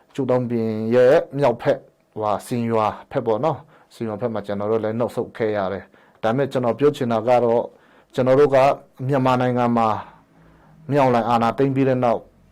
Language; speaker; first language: Burmese; non-native, local second language; Hakha Chin